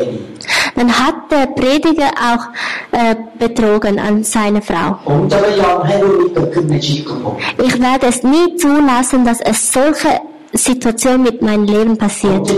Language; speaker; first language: German; non-native, learner; Thai